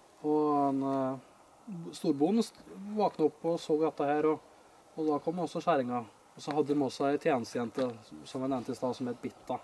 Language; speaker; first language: Norwegian; native; Norwegian